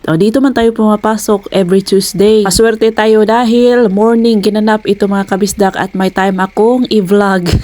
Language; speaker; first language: Filipino; non-native, local second language; Cebuano